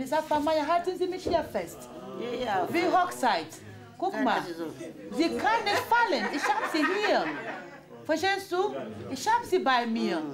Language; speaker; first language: German; non-native, fluent; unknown